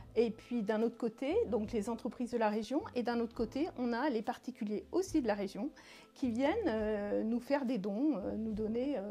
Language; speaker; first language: French; native; French